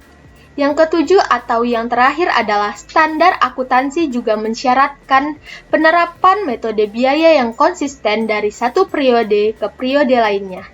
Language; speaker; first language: Indonesian; native; Indonesian